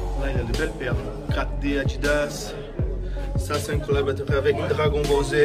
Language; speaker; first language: French; non-native, learner; Portuguese